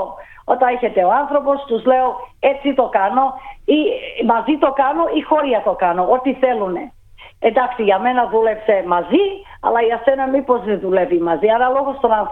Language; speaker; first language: Greek; early bilingual, heritage; Greek